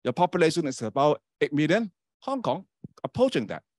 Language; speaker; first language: English; non-native, local second language; Chinese